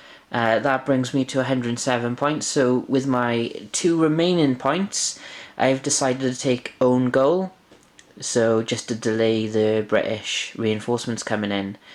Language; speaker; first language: English; native; English